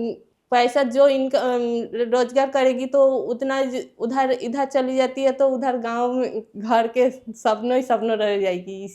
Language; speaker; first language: Hindi; non-native, local second language; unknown